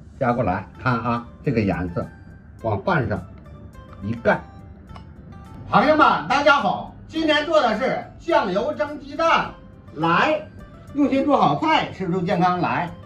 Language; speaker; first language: Chinese; native; Chinese